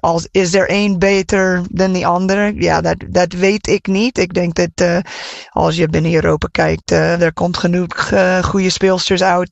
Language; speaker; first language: Dutch; non-native, fluent; English